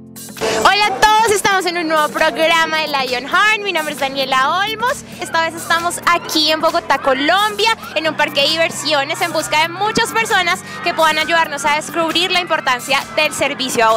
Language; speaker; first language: Spanish; native; Spanish